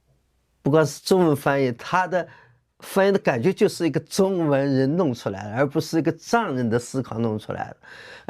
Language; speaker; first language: Chinese; native; Chinese